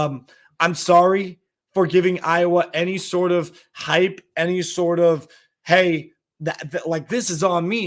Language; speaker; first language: English; native; English